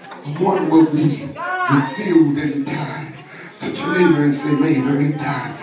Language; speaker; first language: English; native; English